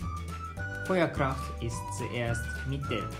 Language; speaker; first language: German; non-native, learner; Japanese